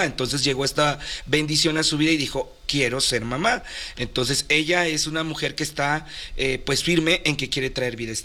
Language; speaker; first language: Spanish; native; Spanish